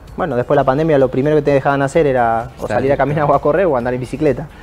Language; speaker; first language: Spanish; native; Spanish